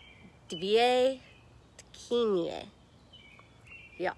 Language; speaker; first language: Czech; non-native, learner; English